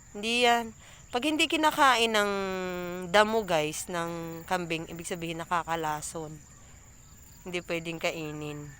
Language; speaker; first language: Filipino; non-native, local second language; Cebuano